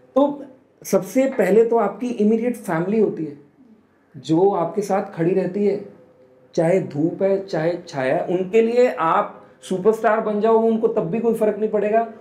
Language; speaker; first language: Hindi; native; Hindi